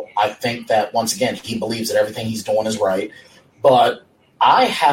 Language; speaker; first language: English; native; English